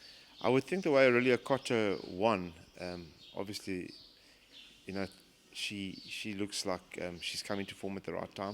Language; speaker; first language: English; native; English